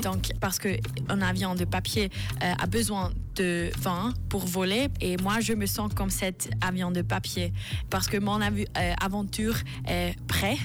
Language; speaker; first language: French; non-native, learner; German